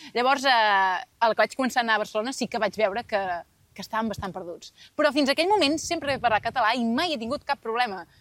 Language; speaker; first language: Catalan; native; Catalan